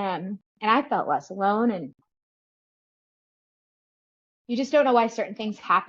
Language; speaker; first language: English; native; English